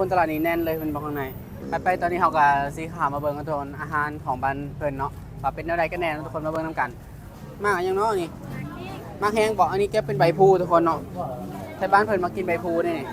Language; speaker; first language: Thai; non-native, local second language; Northeastern Thai